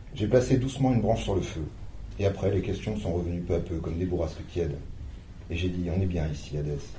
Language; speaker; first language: French; native; French